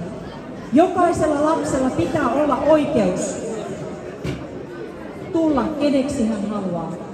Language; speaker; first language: Finnish; early bilingual, other home language; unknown